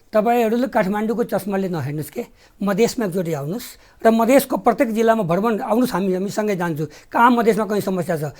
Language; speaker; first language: Nepali; non-native, local second language; Bhojpuri